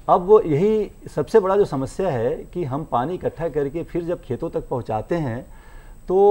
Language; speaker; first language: Hindi; native; Hindi